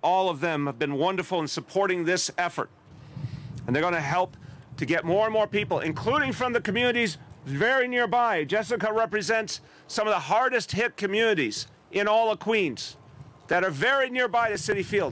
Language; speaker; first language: English; native; English